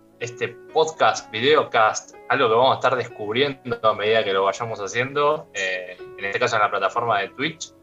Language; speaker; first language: Spanish; native; Spanish